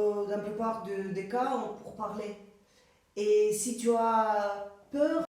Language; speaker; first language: French; non-native, fluent; Russian